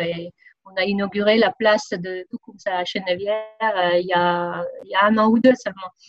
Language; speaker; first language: French; non-native, fluent; Latvian